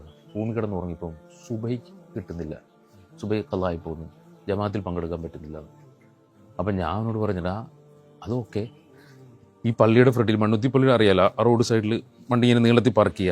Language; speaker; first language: Malayalam; native; Malayalam